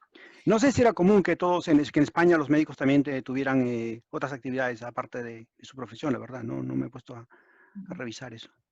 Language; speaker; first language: Spanish; native; Spanish